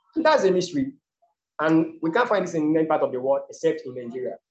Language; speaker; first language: English; non-native, local second language; Yoruba